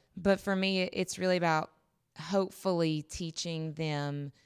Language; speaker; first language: English; native; English